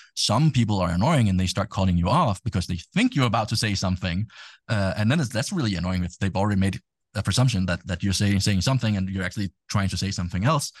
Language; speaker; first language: English; non-native, fluent; Danish